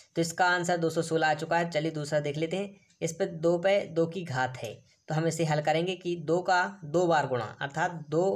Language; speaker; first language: Hindi; native; Hindi